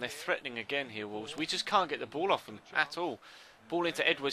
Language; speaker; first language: English; native; English